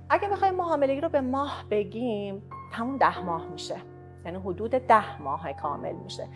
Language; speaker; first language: Persian; native; Persian